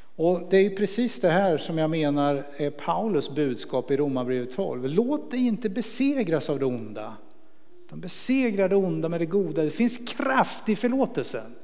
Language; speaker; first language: Swedish; native; Swedish